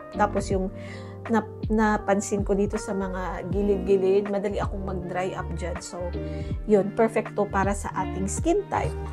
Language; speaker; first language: Filipino; non-native, local second language; Cebuano